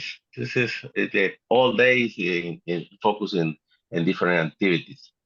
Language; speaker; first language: English; non-native, learner; Spanish